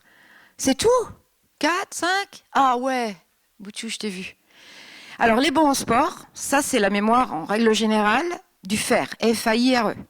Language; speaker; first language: French; native; French